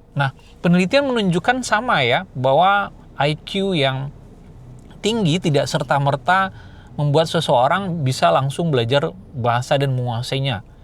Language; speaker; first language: Indonesian; non-native, local second language; Minangkabau